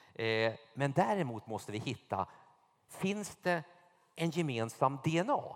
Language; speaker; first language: Swedish; native; Swedish